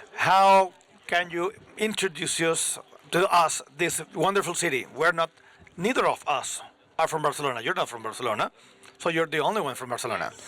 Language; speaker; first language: English; non-native, fluent; Spanish